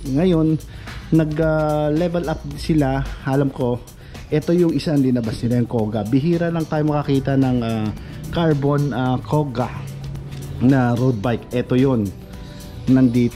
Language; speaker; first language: Filipino; native; Filipino